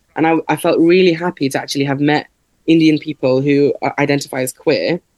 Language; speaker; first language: English; native; English